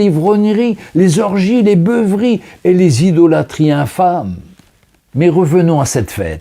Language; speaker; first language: French; native; French